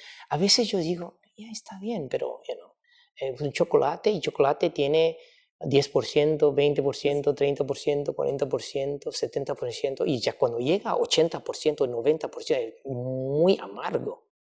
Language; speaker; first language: Spanish; non-native, fluent; Chinese